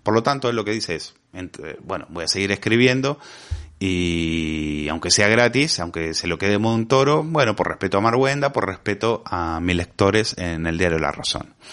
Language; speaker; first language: Spanish; native; Spanish